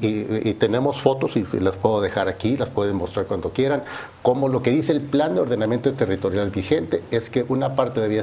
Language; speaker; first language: Spanish; native; Spanish